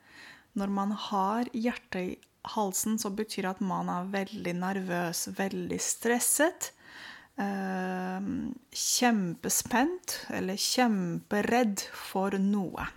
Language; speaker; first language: Norwegian; non-native, fluent; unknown